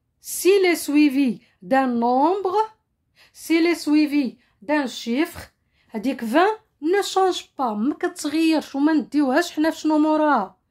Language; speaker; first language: French; non-native, local second language; Arabic